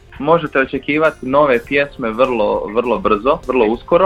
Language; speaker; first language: Croatian; native; Croatian